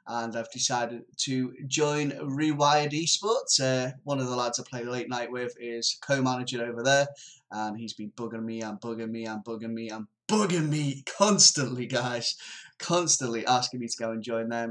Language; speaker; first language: English; native; English